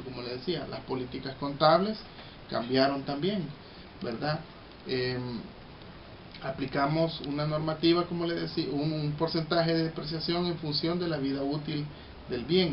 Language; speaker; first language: Spanish; native; Spanish